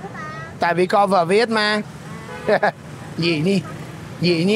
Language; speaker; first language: Vietnamese; non-native, fluent; English